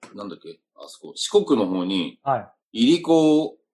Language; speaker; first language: Japanese; native; Japanese